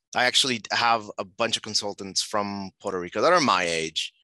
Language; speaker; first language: English; non-native, fluent; Spanish